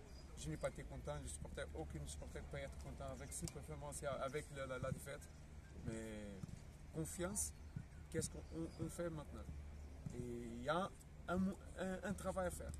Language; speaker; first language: French; non-native, fluent; Portuguese